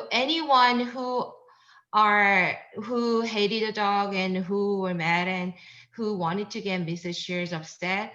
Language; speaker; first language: English; non-native, learner; Korean